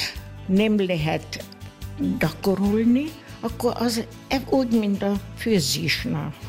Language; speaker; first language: Hungarian; early bilingual, heritage; Hungarian